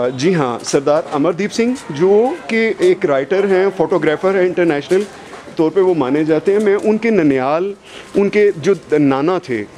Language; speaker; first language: Urdu; non-native, local second language; Punjabi